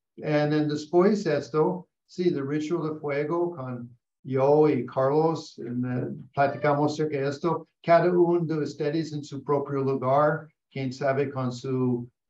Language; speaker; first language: Spanish; non-native, learner; English